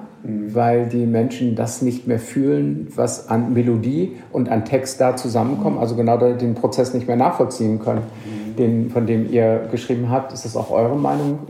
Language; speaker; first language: German; native; German